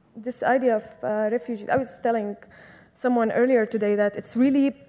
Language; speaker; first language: English; non-native, fluent; Arabic